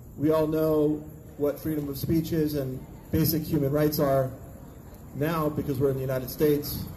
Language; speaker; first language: English; native; English